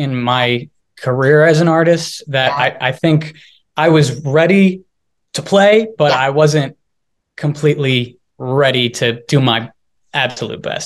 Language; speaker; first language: English; native; English